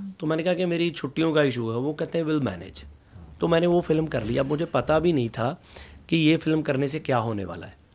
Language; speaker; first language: Hindi; non-native, local second language; Punjabi